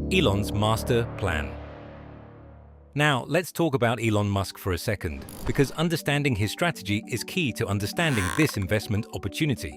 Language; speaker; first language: English; native; English